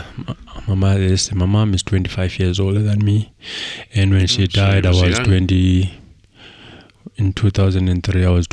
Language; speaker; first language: English; non-native, local second language; Xhosa